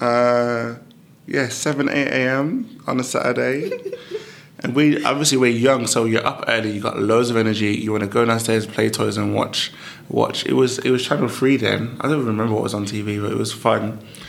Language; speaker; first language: English; native; English